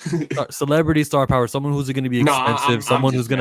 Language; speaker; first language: English; native; English